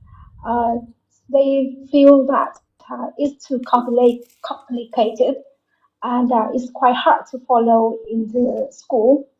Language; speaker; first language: English; non-native, learner; Vietnamese